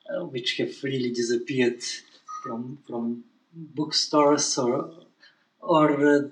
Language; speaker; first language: English; non-native, fluent; Bulgarian